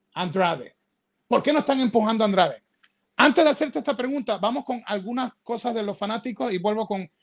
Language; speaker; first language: Spanish; native; Spanish